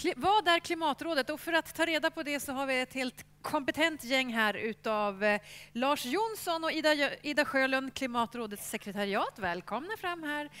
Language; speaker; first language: Swedish; native; Swedish